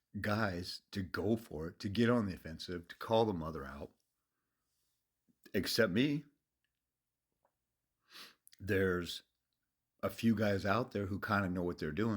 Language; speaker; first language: English; native; English